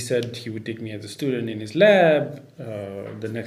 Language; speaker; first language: English; non-native, local second language; Nepali